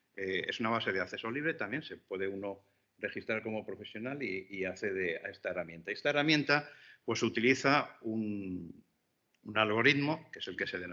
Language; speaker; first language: Spanish; native; Spanish